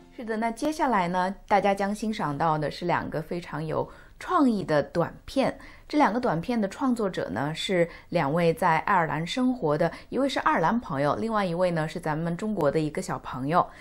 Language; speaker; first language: Chinese; native; Chinese